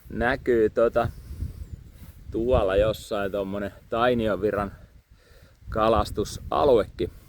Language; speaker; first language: Finnish; native; Finnish